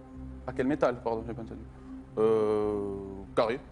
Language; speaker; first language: French; native; French